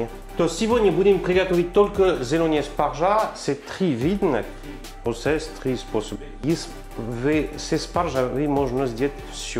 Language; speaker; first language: Russian; non-native, learner; French